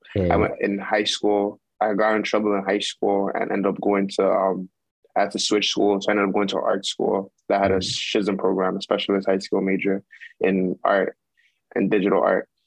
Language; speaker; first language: English; early bilingual, other home language; Yoruba